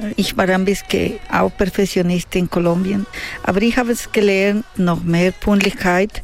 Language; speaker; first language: German; non-native, learner; Spanish